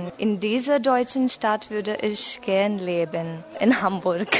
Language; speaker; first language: German; non-native, learner; Marathi